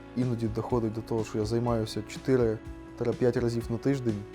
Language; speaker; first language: Ukrainian; native; Ukrainian